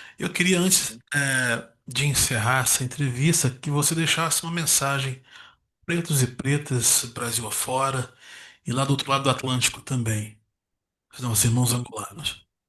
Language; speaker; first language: Portuguese; native; Portuguese